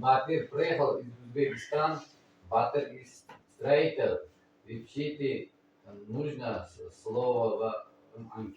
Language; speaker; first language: Russian; non-native, learner; Uzbek